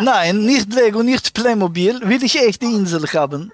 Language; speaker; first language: German; native; German